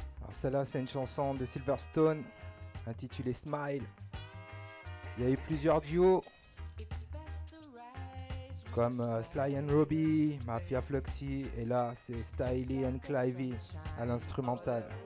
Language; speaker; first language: French; native; French